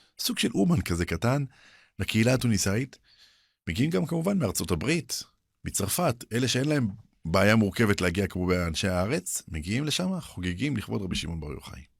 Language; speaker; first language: Hebrew; early bilingual, other home language; Arabic